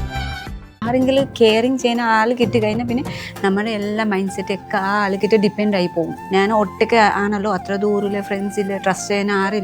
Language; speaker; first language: Malayalam; non-native, fluent; Nepali